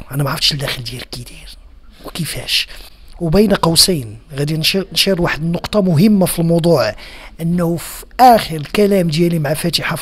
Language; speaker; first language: Arabic; native; Arabic